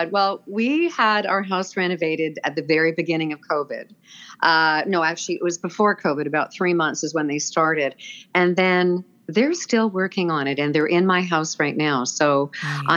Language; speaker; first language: English; native; English